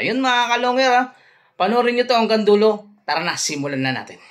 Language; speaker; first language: Filipino; native; Filipino